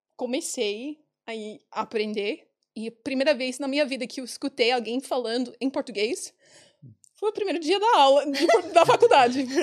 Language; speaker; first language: Portuguese; non-native, fluent; English